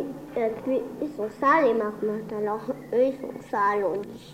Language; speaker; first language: French; early bilingual, heritage; Spanish